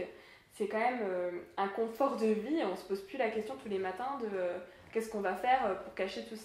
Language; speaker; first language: French; native; French